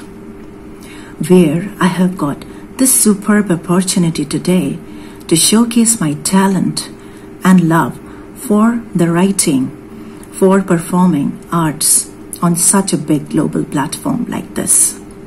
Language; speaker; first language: English; non-native, local second language; Hindi